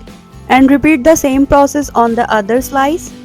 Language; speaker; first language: English; non-native, local second language; Urdu